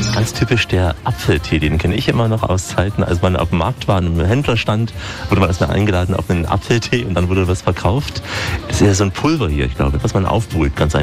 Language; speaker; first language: German; native; German